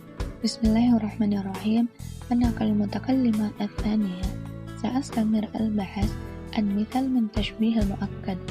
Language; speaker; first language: Arabic; non-native, learner; Indonesian